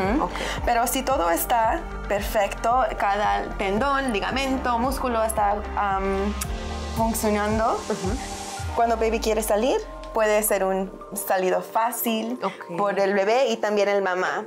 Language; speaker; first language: Spanish; early bilingual, heritage; English